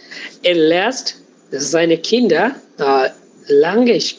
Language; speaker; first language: German; non-native, learner; Bangla